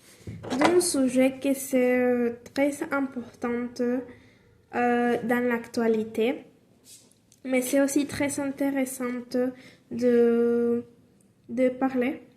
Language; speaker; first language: French; non-native, learner; Spanish